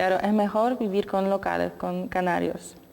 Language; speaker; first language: Spanish; non-native, learner; Polish